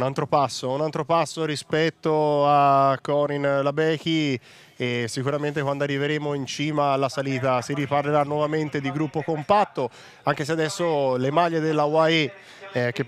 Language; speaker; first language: Italian; native; Italian